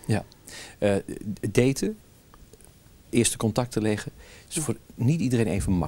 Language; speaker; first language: Dutch; native; Dutch